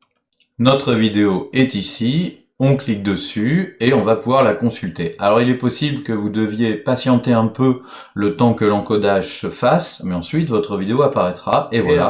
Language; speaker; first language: French; native; French